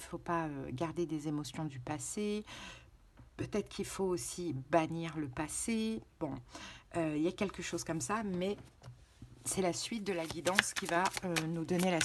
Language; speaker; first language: French; native; French